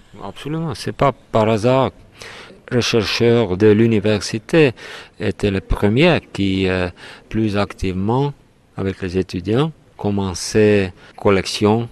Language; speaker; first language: French; non-native, fluent; Estonian